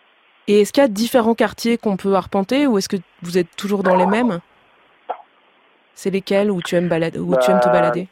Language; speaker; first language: French; native; French